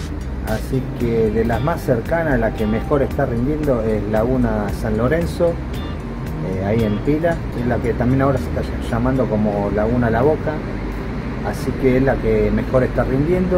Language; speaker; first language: Spanish; native; Spanish